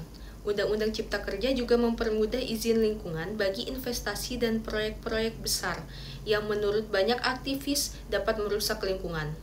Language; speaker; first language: Indonesian; native; Indonesian